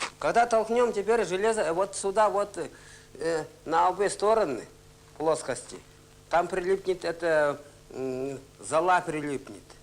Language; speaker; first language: Russian; non-native, local second language; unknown